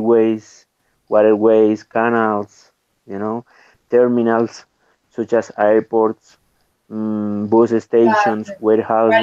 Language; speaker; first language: English; non-native, learner; Spanish